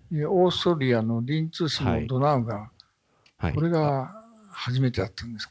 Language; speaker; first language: Japanese; native; Japanese